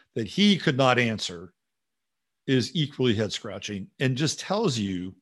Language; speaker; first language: English; native; English